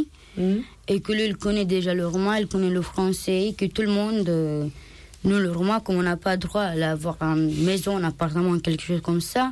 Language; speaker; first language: French; non-native, learner; Romanian